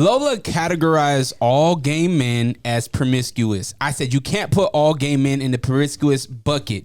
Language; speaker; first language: English; native; English